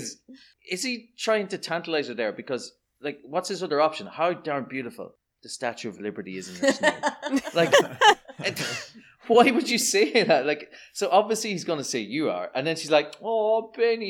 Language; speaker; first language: English; native; English